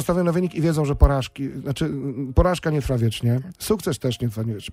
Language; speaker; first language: Polish; native; Polish